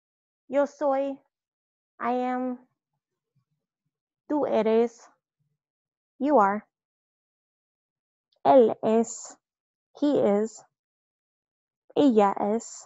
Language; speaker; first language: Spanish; non-native, fluent; English